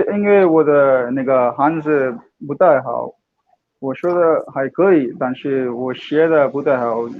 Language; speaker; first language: Chinese; non-native, learner; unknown